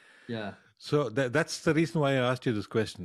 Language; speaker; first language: English; non-native, local second language; Tamil